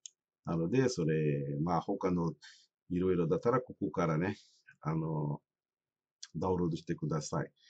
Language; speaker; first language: Japanese; non-native, fluent; Portuguese